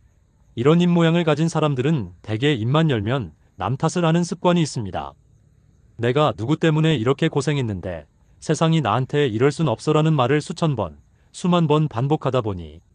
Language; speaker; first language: Korean; native; Korean